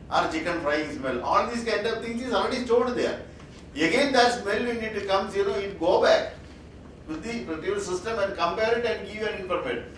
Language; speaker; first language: English; non-native, local second language; Malayalam